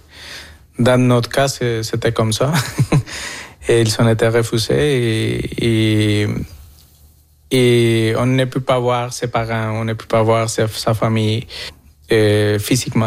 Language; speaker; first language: French; non-native, fluent; Spanish